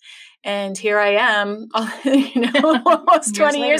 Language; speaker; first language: English; native; English